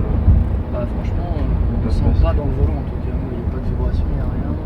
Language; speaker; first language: French; native; French